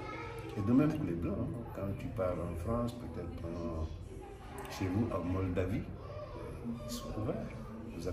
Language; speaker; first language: French; non-native, local second language; Wolof